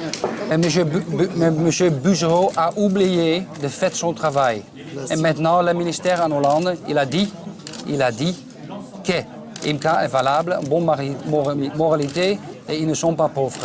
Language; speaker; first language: French; non-native, learner; Dutch